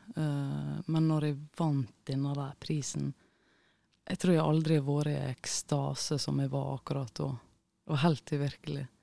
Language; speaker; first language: Norwegian; native; Norwegian